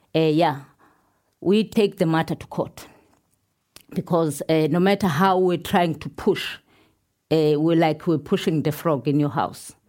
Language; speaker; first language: English; non-native, local second language; Xhosa